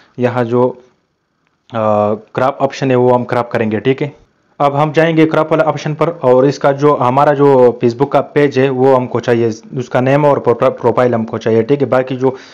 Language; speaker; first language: Urdu; non-native, local second language; Pashto